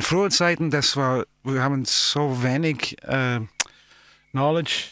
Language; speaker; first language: German; non-native, learner; English